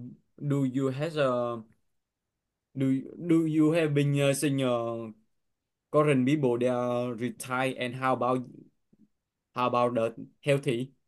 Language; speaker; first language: English; non-native, learner; Vietnamese